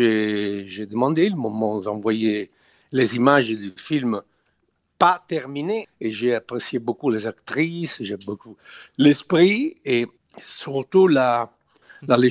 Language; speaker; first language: French; non-native, fluent; Italian